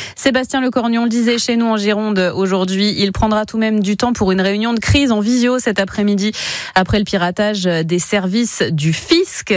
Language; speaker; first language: French; native; French